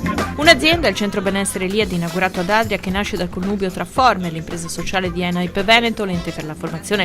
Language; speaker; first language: Italian; native; Italian